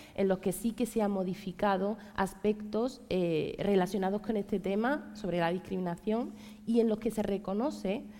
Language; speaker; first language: Spanish; native; Spanish